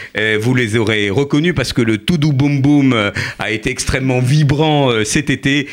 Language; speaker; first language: French; native; French